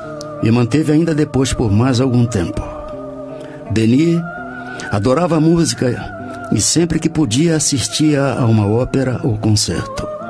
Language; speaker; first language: Portuguese; native; Portuguese